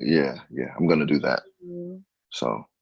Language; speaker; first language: English; native; English